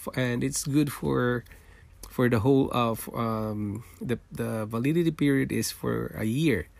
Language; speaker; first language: English; non-native, local second language; Filipino